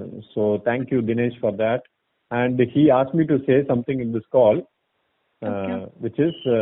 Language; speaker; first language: English; non-native, local second language; Tamil